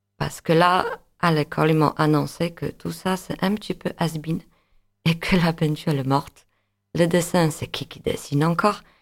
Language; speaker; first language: French; non-native, fluent; Polish